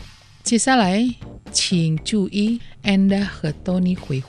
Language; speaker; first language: Chinese; non-native, learner; Indonesian